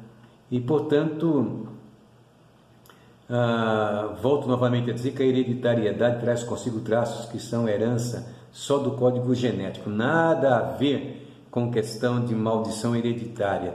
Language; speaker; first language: Portuguese; native; Portuguese